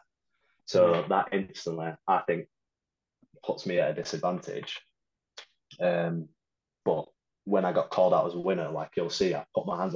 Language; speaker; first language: English; native; English